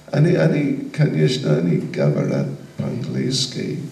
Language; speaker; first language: Russian; non-native, learner; English